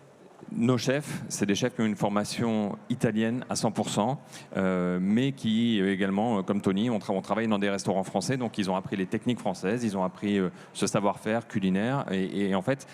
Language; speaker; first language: French; native; French